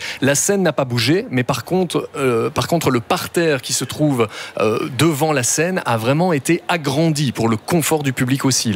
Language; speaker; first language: French; native; French